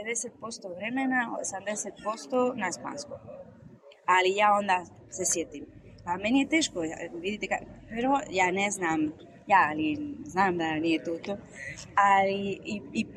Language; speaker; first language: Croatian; non-native, learner; Spanish